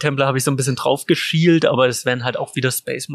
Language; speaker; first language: German; native; German